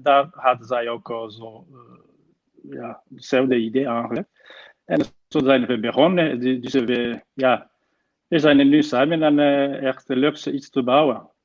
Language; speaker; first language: Dutch; non-native, fluent; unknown